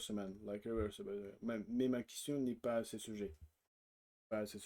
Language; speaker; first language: French; non-native, learner; Russian